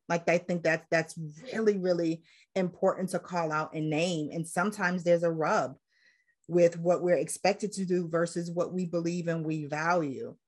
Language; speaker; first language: English; native; English